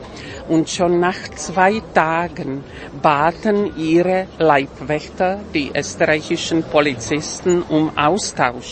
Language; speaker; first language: German; non-native, fluent; Czech